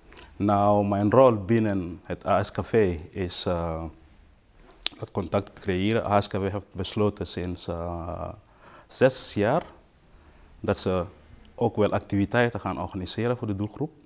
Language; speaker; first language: Dutch; non-native, fluent; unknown